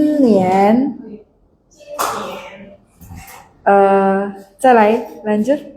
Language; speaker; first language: Chinese; non-native, fluent; Indonesian